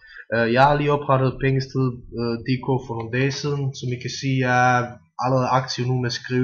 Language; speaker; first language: Danish; non-native, fluent; Bosnian